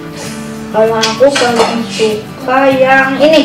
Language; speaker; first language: Indonesian; native; Indonesian